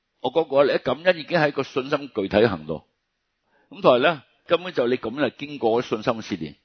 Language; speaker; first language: Cantonese; native; Cantonese